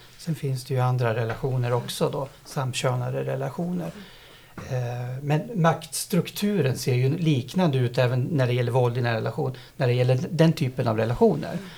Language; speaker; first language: Swedish; native; Swedish